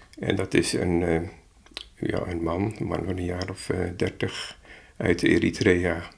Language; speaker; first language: Dutch; native; Dutch